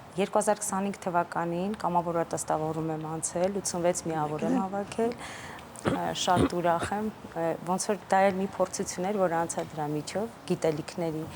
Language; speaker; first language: Armenian; non-native, local second language; Assyrian Neo-Aramaic